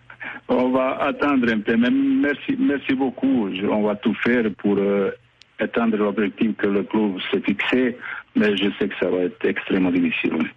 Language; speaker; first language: French; non-native, fluent; Bosnian